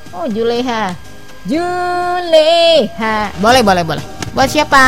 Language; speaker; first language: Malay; non-native, local second language; Sundanese